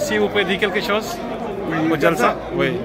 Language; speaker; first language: French; non-native, learner; Urdu